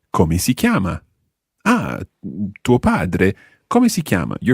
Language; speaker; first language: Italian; non-native, fluent; English